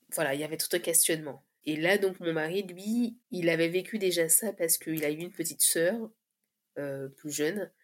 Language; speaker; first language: French; native; French